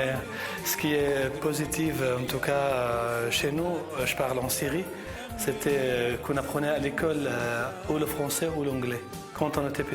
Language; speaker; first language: French; non-native, fluent; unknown